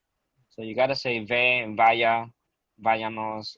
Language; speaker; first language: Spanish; early bilingual, heritage; Spanish